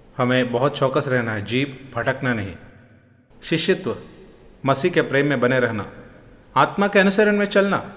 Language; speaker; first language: Hindi; non-native, local second language; Malayalam